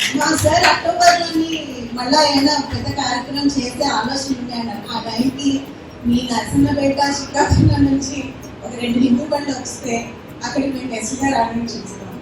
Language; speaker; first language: Telugu; native; Telugu